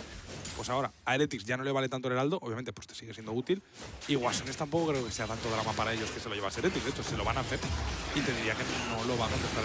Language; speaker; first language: Spanish; native; Spanish